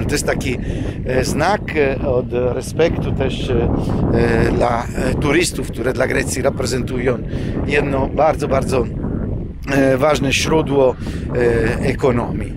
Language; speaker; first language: Polish; non-native, fluent; Italian